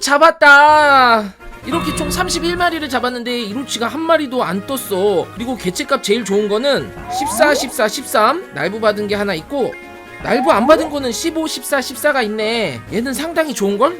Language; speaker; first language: Korean; native; Korean